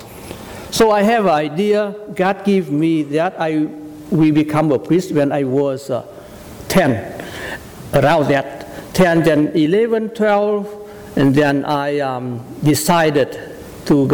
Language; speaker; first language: English; non-native, learner; Vietnamese